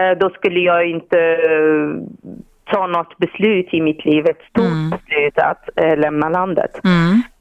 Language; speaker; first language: Swedish; non-native, fluent; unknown